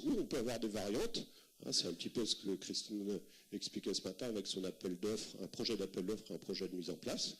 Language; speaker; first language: French; native; French